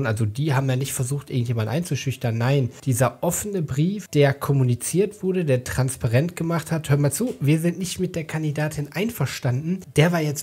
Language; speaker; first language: German; native; German